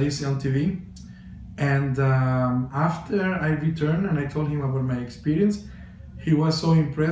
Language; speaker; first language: English; non-native, fluent; Spanish